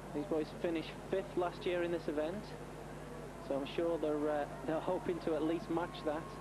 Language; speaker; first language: English; native; English